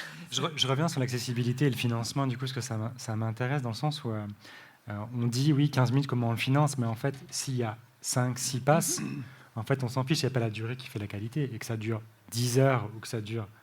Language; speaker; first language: French; native; French